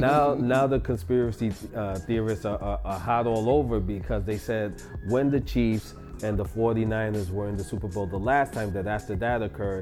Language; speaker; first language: English; non-native, fluent; Spanish